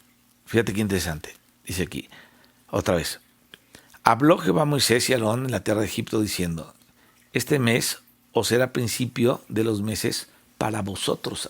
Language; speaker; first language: Spanish; native; Spanish